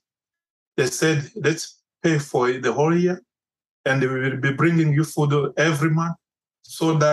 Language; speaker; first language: English; non-native, local second language; Kinyarwanda